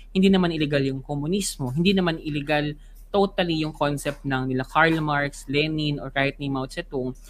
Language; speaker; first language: Filipino; non-native, local second language; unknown